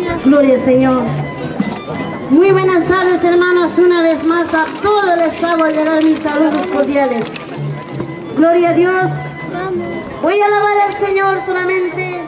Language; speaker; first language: Spanish; non-native, local second language; Quechua